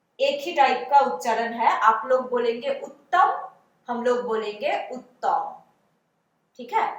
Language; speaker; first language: Hindi; non-native, local second language; Bangla